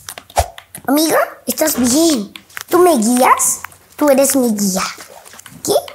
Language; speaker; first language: Spanish; native; Spanish